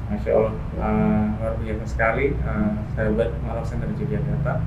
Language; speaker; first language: Indonesian; native; Indonesian